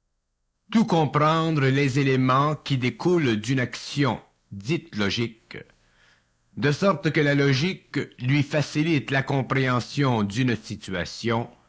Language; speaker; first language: French; native; French